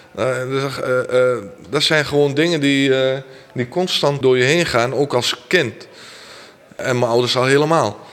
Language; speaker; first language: Dutch; early bilingual, other home language; Armenian